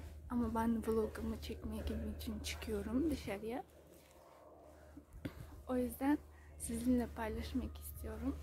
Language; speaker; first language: Turkish; non-native, learner; Uzbek